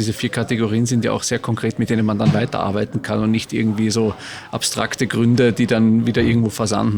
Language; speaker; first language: German; native; German